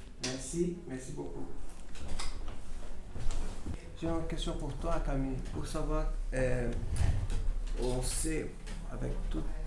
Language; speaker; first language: French; non-native, learner; Portuguese